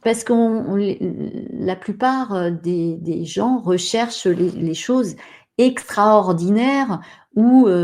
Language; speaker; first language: French; native; French